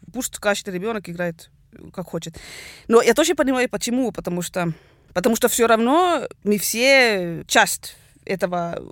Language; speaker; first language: Russian; non-native, fluent; Swedish